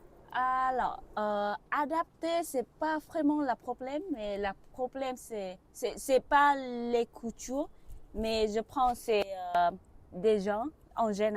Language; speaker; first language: French; non-native, learner; Vietnamese